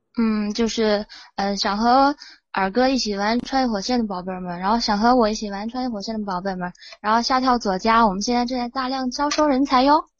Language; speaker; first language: Chinese; native; Chinese